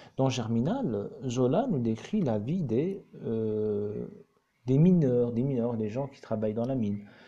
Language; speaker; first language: French; non-native, local second language; Arabic